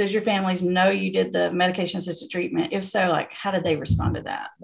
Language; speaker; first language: English; native; English